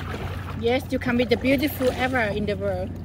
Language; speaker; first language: English; non-native, learner; Thai